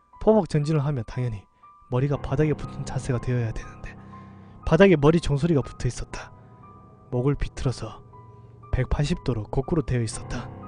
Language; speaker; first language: Korean; native; Korean